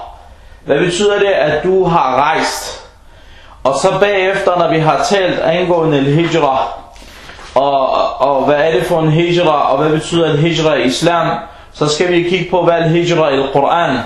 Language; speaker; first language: Danish; early bilingual, other home language; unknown